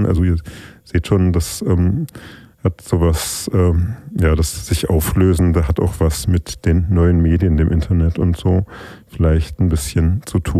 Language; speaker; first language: German; native; German